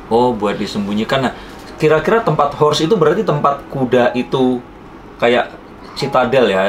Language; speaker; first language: Indonesian; native; Indonesian